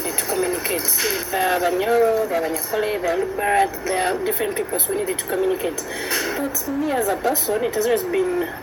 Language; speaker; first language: English; non-native, local second language; Ganda